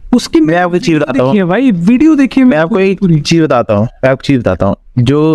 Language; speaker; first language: Hindi; native; Hindi